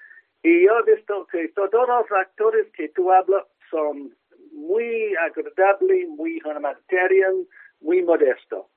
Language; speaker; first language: Spanish; non-native, learner; English